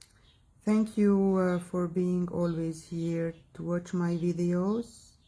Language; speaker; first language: English; non-native, fluent; Arabic